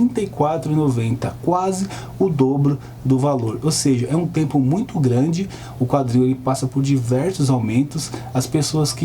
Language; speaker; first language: Portuguese; native; Portuguese